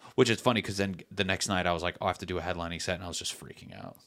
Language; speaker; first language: English; native; English